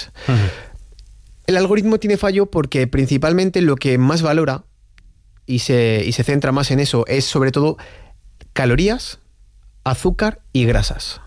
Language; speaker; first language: Spanish; native; Spanish